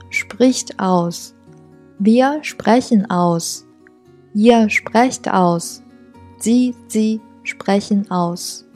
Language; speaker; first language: German; non-native, fluent; Chinese